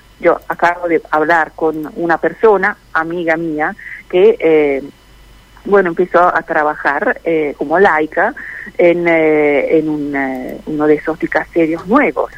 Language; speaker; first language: Spanish; non-native, fluent; Italian